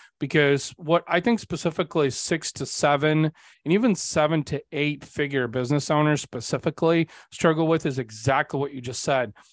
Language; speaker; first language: English; early bilingual, other home language; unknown